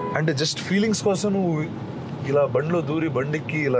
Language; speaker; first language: Telugu; native; Telugu